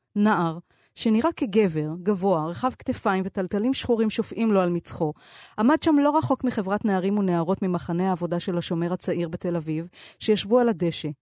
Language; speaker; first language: Hebrew; native; Hebrew